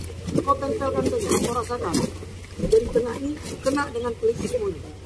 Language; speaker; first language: Indonesian; native; Indonesian